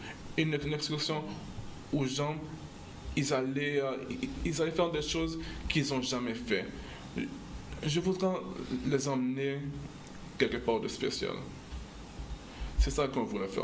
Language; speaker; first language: French; non-native, local second language; English